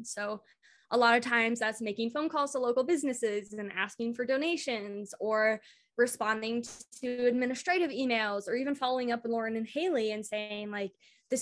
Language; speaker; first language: English; native; English